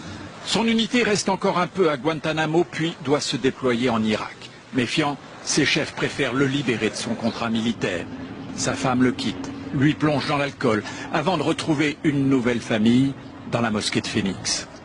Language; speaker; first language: French; native; French